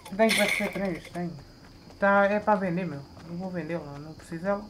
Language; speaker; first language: Spanish; non-native, learner; Portuguese